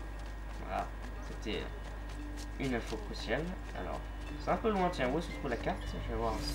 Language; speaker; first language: French; native; French